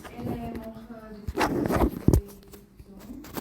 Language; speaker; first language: French; non-native, learner; Bulgarian